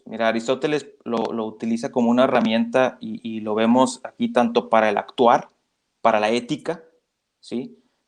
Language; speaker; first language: Spanish; native; Spanish